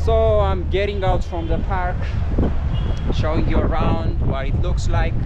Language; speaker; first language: English; non-native, local second language; Amharic